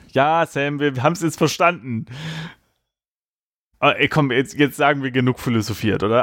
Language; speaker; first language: German; native; German